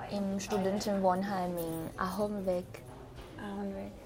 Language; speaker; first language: German; non-native, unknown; Chinese